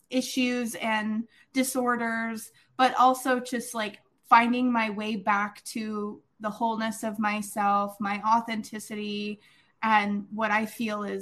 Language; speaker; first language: English; native; English